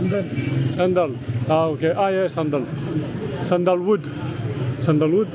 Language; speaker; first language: English; non-native, learner; French